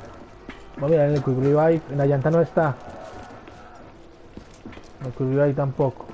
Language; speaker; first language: Spanish; native; Spanish